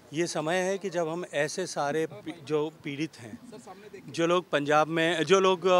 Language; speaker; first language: Hindi; native; Hindi